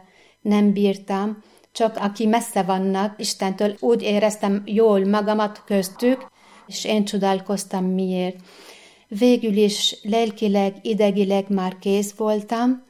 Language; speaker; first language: Hungarian; non-native, fluent; Arabic